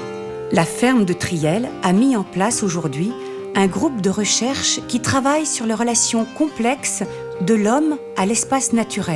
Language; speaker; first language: French; native; French